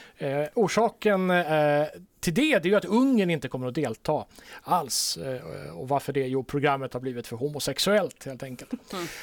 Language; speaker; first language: Swedish; native; Swedish